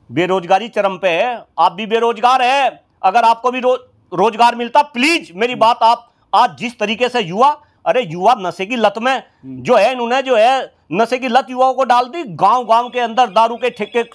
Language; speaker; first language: Hindi; native; Hindi